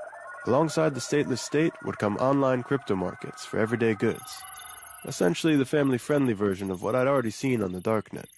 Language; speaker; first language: English; non-native, fluent; Hebrew